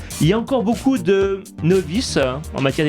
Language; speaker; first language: French; native; French